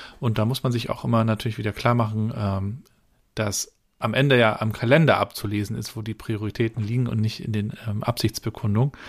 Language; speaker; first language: German; native; German